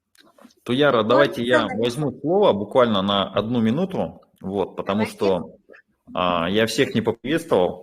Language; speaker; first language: Russian; native; Russian